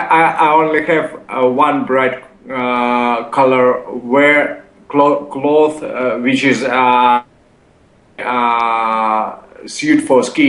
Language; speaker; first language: English; non-native, learner; Russian